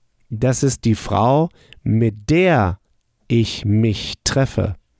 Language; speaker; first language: German; native; German